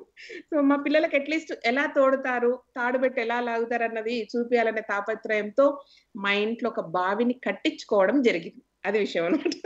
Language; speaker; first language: Telugu; native; Telugu